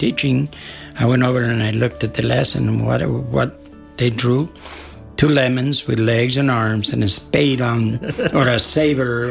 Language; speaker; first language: English; non-native, fluent; Spanish